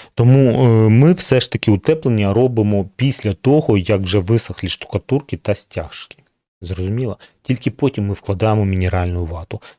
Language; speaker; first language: Ukrainian; non-native, local second language; Russian